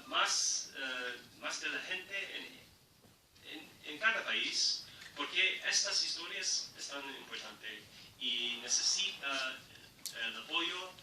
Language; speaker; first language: Spanish; non-native, learner; English